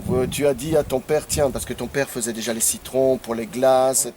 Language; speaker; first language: French; native; French